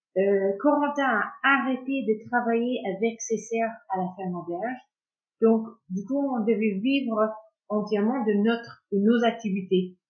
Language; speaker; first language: French; non-native, fluent; English